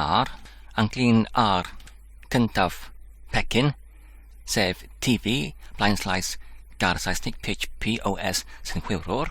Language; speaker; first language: Welsh; non-native, learner; English